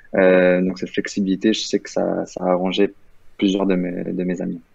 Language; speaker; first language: French; native; French